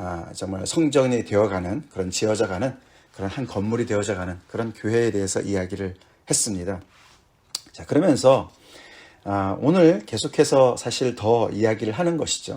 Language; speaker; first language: Korean; native; Korean